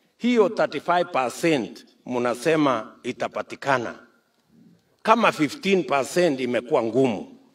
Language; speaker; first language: Swahili; non-native, local second language; Kalenjin